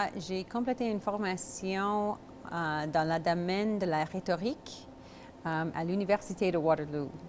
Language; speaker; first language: French; non-native, local second language; English